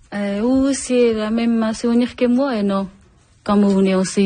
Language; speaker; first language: French; non-native, learner; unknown